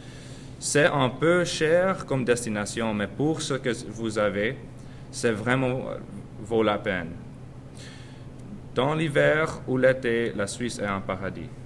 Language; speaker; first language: French; non-native, learner; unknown